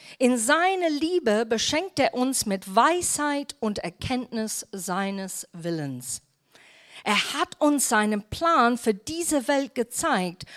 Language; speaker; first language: German; non-native, fluent; English